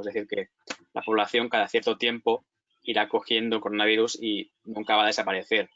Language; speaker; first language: Spanish; native; Spanish